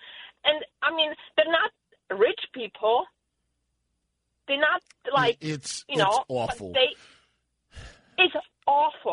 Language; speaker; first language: English; non-native, learner; Polish